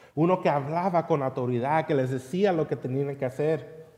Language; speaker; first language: Spanish; early bilingual, heritage; Spanish